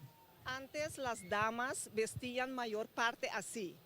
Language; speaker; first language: Spanish; non-native, fluent; Papiamento